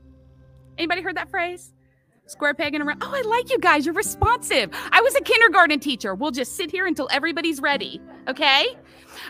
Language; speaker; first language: English; native; English